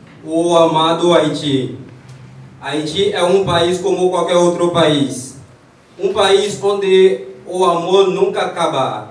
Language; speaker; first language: Portuguese; non-native, learner; Haitian Creole